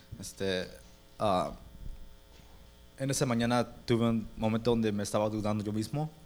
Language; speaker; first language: Spanish; early bilingual, heritage; Spanish